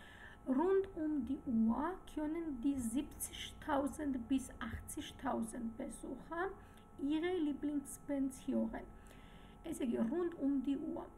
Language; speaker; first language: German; non-native, fluent; Georgian